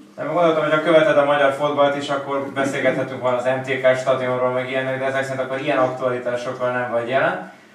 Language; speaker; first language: Hungarian; native; Hungarian